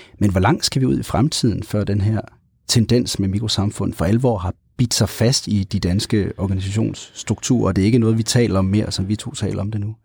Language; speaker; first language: Danish; native; Danish